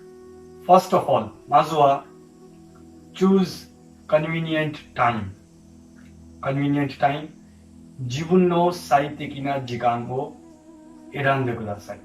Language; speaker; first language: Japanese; non-native, fluent; Hindi